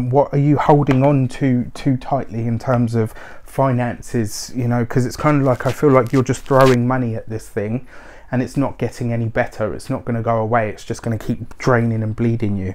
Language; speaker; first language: English; native; English